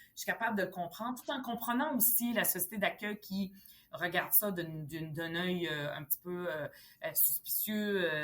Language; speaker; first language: French; early bilingual, other home language; Arabic